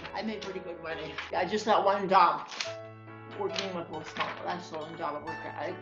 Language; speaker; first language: English; native; English